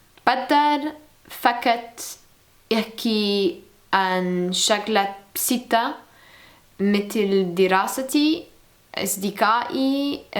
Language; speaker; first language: Arabic; non-native, learner; French